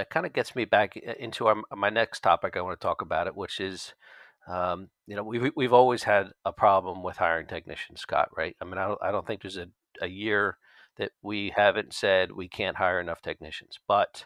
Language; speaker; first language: English; native; English